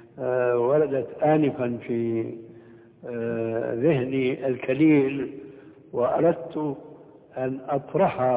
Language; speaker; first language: Arabic; early bilingual, other home language; Albanian